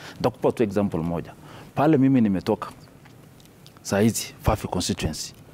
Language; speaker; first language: Swahili; non-native, local second language; Somali